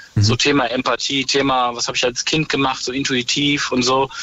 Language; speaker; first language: German; native; German